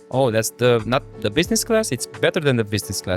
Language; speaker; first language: English; non-native, fluent; Romanian